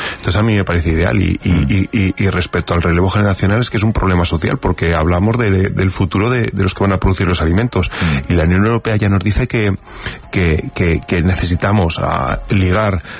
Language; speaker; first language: Spanish; native; Spanish